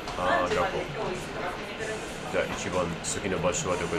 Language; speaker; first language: Japanese; non-native, learner; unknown